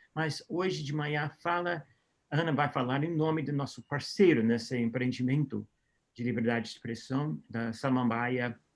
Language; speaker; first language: Portuguese; non-native, fluent; English